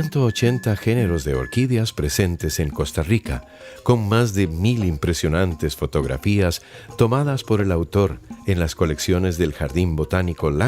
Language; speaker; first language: Spanish; native; Spanish